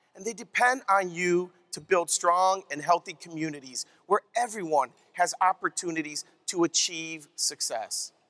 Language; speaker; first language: English; native; English